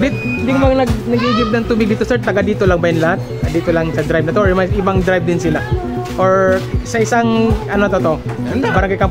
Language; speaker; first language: Filipino; non-native, local second language; Chavacano